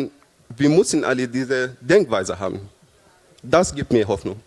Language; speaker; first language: German; non-native, fluent; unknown